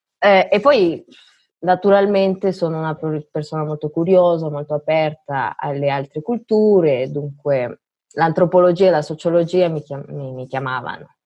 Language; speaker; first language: Italian; early bilingual, heritage; Italian